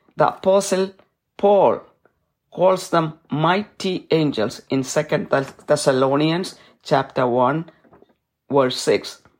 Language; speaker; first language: English; non-native, local second language; Malayalam